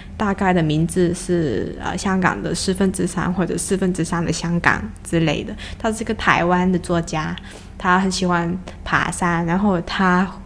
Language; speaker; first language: Chinese; non-native, local second language; Cantonese